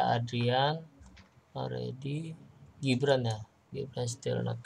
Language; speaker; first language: English; non-native, learner; Indonesian